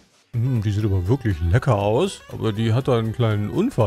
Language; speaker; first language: German; native; German